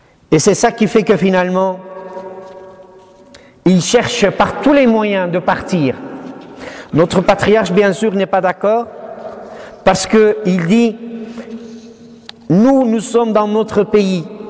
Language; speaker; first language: French; non-native, fluent; Syriac